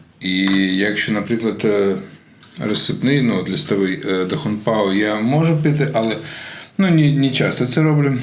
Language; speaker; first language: Ukrainian; non-native, local second language; Russian